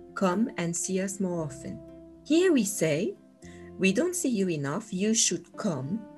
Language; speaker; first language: English; non-native, fluent; French